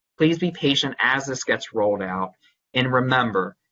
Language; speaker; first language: English; native; English